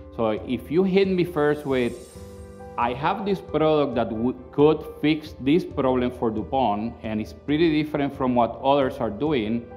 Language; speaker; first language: English; non-native, local second language; Spanish